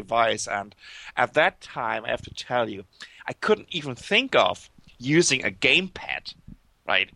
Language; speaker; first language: English; non-native, fluent; German